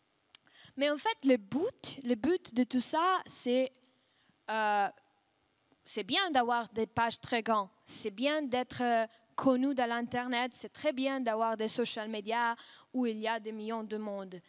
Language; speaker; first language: French; non-native, fluent; Russian